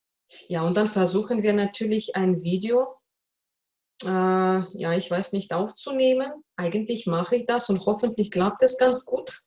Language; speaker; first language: German; non-native, fluent; Russian